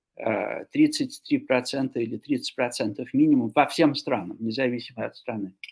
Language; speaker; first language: Russian; non-native, fluent; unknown